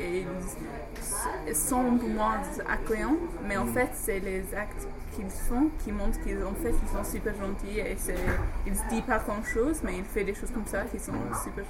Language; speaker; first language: French; non-native, fluent; English